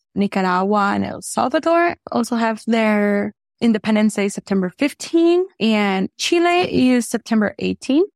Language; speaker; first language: English; early bilingual, other home language; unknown